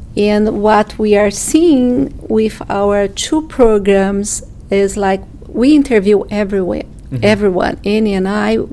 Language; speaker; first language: English; non-native, fluent; Portuguese